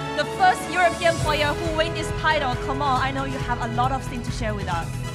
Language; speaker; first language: English; non-native, learner; Chinese